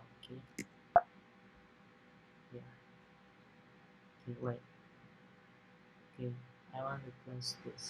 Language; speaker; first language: English; non-native, learner; Indonesian